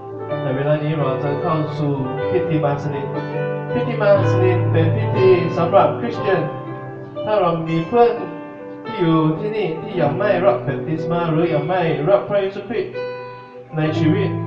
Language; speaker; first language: Thai; non-native, fluent; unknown